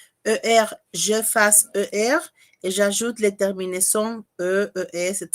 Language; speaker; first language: French; non-native, fluent; Spanish